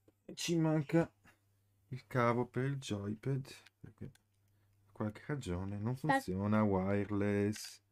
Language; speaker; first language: Italian; native; Italian